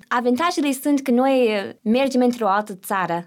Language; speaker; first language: Romanian; non-native, learner; English